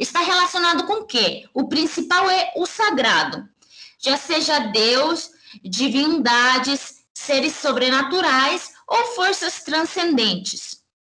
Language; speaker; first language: Portuguese; early bilingual, heritage; Spanish